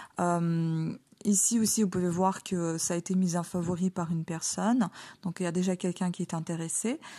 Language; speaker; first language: French; non-native, fluent; Ukrainian